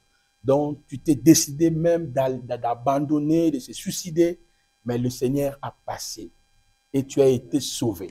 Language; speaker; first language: French; non-native, local second language; Lingala